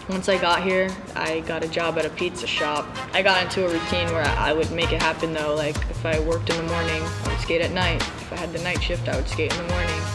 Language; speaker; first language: English; native; English